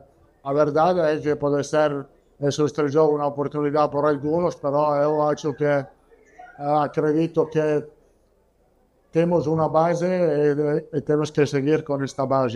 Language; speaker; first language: Portuguese; non-native, learner; Italian